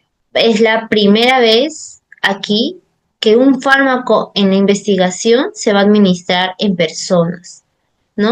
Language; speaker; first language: Spanish; native; Spanish